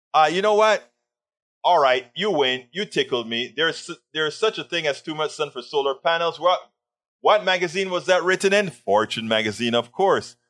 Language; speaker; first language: English; non-native, fluent; Spanish